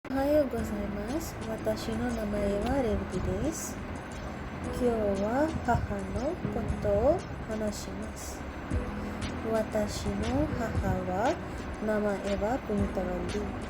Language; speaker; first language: Japanese; non-native, learner; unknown